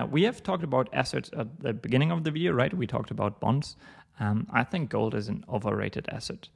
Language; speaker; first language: English; non-native, fluent; German